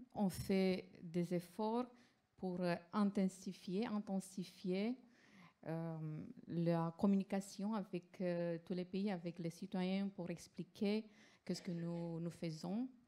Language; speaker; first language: French; non-native, fluent; Romanian